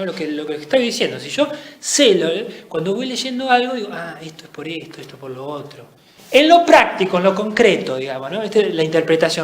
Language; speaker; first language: Spanish; native; Spanish